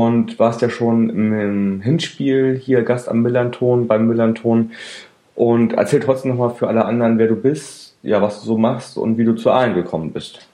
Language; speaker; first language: German; native; German